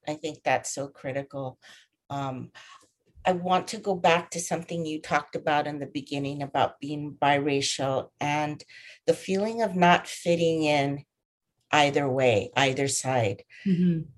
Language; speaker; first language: English; native; English